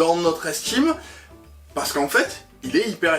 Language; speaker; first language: French; native; French